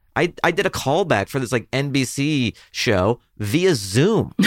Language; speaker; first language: English; native; English